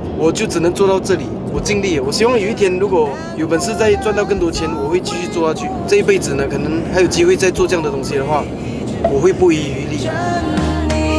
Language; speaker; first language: Chinese; native; Chinese